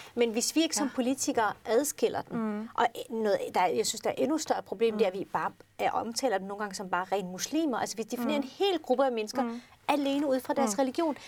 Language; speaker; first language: Danish; early bilingual, other home language; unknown